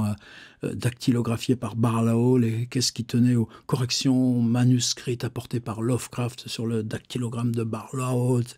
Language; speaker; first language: French; native; French